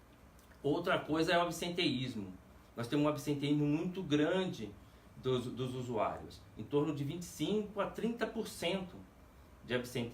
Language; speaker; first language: Portuguese; native; Portuguese